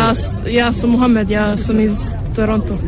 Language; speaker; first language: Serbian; early bilingual, heritage; Serbian